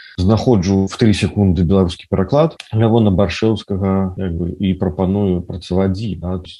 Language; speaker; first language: Belarusian; non-native, local second language; Russian